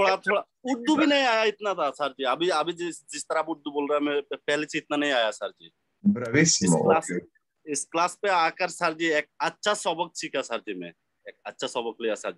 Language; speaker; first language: Hindi; non-native, learner; Bangla